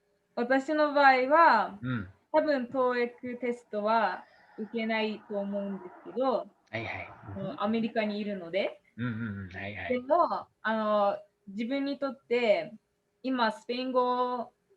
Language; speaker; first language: Japanese; non-native, fluent; English